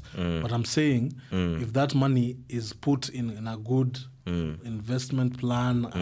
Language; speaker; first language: English; non-native, local second language; Swahili